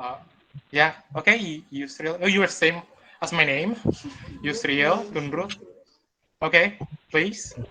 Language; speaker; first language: English; non-native, fluent; Indonesian